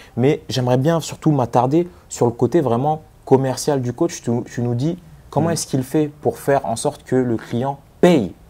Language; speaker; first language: French; native; French